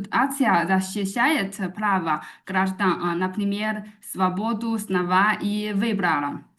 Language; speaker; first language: Russian; non-native, learner; Chinese